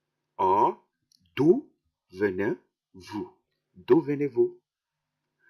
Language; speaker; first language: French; non-native, fluent; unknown